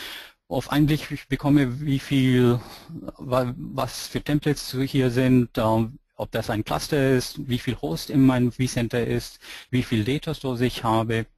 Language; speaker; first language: German; non-native, fluent; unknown